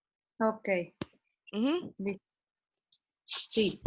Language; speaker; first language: Spanish; non-native, learner; English